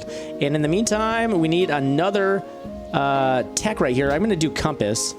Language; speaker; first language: English; native; English